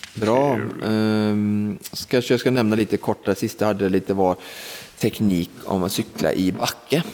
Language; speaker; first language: Swedish; native; Swedish